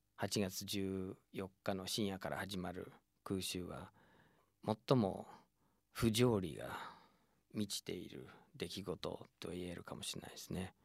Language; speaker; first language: Japanese; non-native, fluent; English